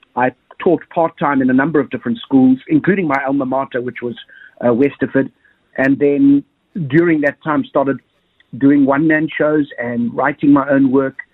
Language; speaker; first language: English; native; English